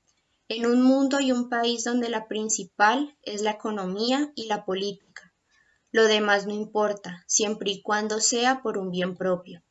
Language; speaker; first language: Spanish; native; Spanish